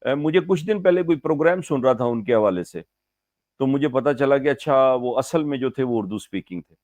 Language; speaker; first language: Urdu; non-native, local second language; Punjabi